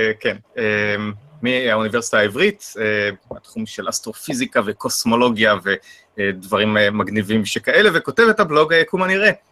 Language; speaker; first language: Hebrew; native; Hebrew